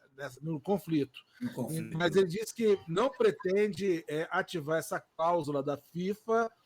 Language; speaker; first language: Portuguese; native; Portuguese